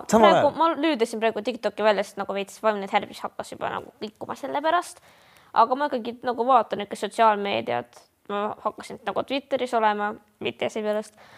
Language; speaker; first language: Estonian; non-native, local second language; Russian